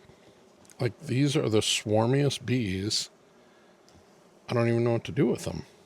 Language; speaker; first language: English; native; English